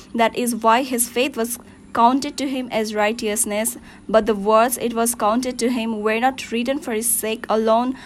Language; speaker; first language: English; non-native, local second language; Nepali